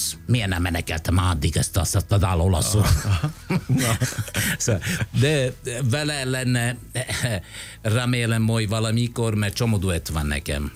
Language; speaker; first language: Hungarian; non-native, fluent; Italian